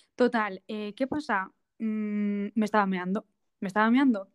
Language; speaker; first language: Spanish; non-native, local second language; Basque